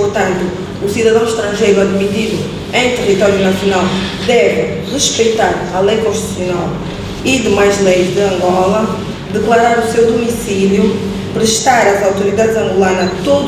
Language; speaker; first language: Portuguese; native; Portuguese